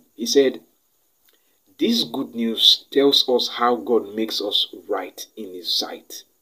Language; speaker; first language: English; non-native, local second language; Yoruba